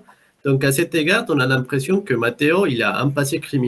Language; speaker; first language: French; non-native, fluent; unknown